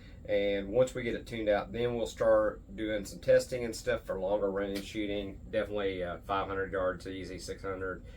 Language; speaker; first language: English; native; English